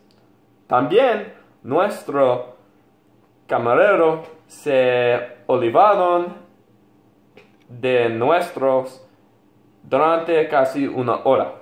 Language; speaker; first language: Spanish; non-native, learner; English